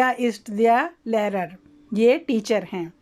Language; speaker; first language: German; non-native, learner; Urdu